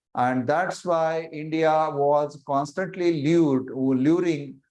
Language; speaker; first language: English; non-native, local second language; Marathi